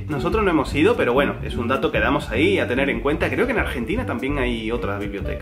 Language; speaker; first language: Spanish; native; Spanish